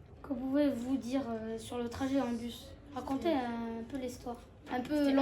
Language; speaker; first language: French; native; French